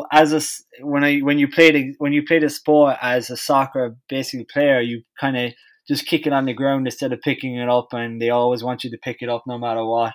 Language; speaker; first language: English; native; English